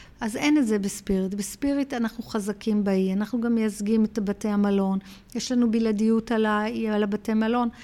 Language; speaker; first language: Hebrew; early bilingual, heritage; Hebrew